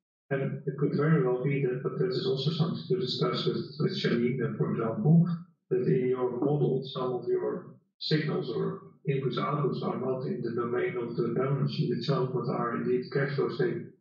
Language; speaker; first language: English; non-native, fluent; Dutch